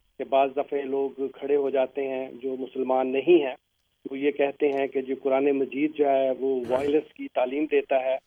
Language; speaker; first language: Urdu; native; Urdu